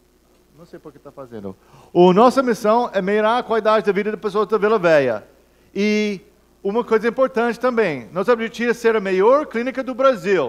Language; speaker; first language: Portuguese; non-native, fluent; English